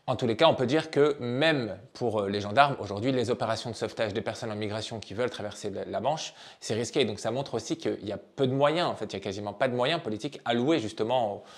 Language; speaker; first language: French; native; French